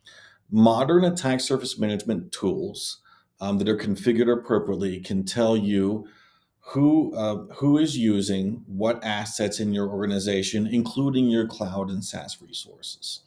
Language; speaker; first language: English; native; English